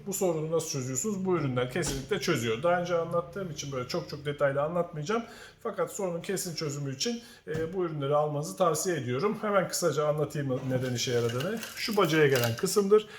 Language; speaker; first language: Turkish; native; Turkish